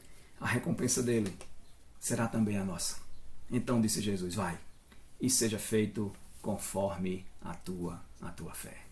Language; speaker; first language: Portuguese; native; Portuguese